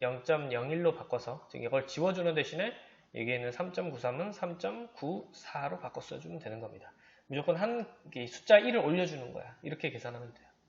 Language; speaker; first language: Korean; native; Korean